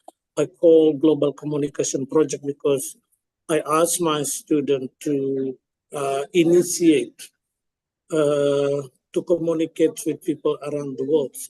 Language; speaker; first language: English; non-native, fluent; Indonesian